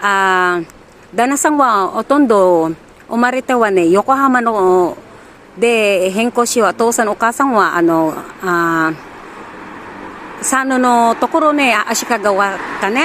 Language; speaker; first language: Japanese; non-native, learner; Filipino